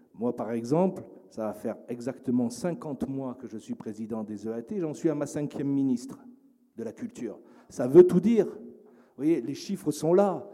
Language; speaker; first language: French; native; French